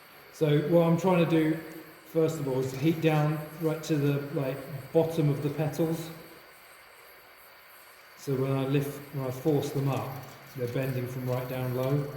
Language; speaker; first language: English; native; English